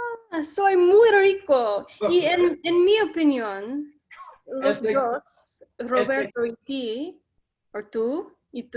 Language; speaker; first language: Spanish; non-native, learner; English